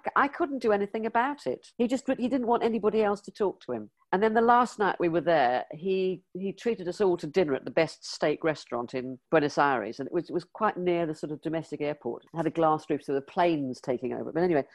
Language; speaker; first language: English; native; English